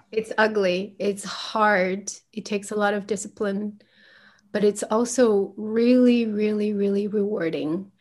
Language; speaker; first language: English; early bilingual, other home language; Chinese